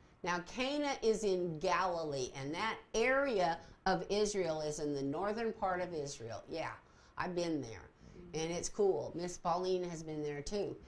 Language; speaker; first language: English; native; English